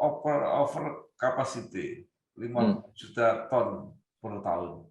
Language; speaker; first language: Indonesian; native; Indonesian